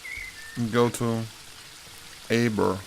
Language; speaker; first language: English; non-native, learner; German